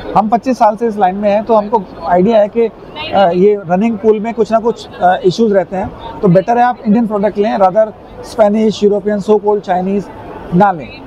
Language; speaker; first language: Hindi; native; Hindi